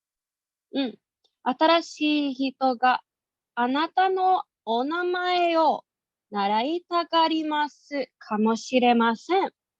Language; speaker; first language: Japanese; non-native, learner; English